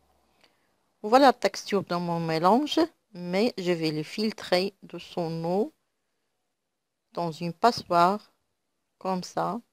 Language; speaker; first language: French; non-native, local second language; Arabic